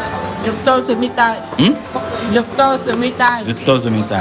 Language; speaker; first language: Japanese; non-native, learner; Vietnamese